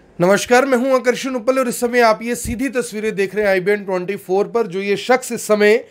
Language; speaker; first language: Hindi; native; Hindi